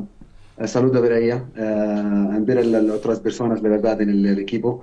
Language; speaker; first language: Spanish; non-native, learner; Arabic